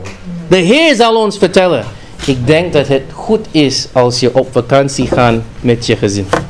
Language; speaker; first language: Dutch; non-native, fluent; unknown